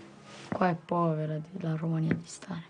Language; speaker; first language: Italian; early bilingual, other home language; Romanian